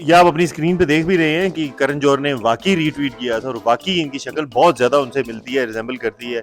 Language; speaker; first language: Urdu; non-native, local second language; Punjabi